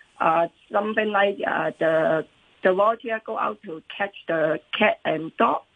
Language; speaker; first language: English; non-native, local second language; Cantonese